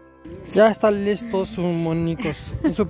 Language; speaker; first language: Spanish; non-native, learner; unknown